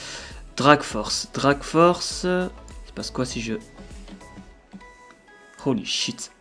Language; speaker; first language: French; native; French